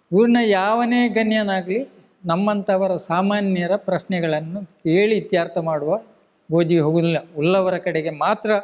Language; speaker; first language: Kannada; native; Kannada